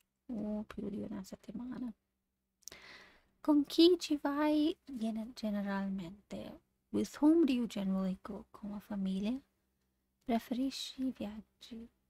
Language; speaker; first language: Italian; non-native, learner; English